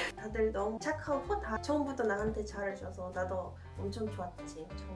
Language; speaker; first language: Korean; non-native, fluent; Ukrainian